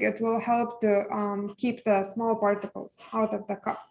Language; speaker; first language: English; non-native, learner; Japanese